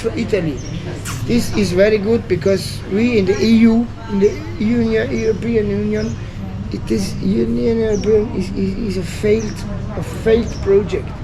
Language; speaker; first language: English; non-native, learner; Italian